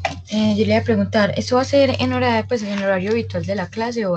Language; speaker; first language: Spanish; native; Spanish